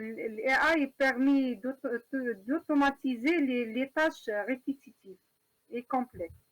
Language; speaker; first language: French; non-native, learner; Arabic